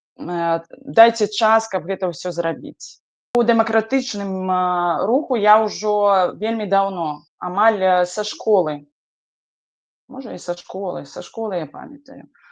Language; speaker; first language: Belarusian; native; Belarusian